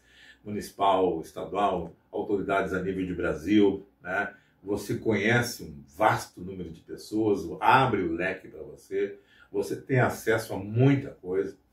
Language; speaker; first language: Portuguese; native; Portuguese